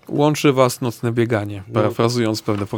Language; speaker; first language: Polish; native; Polish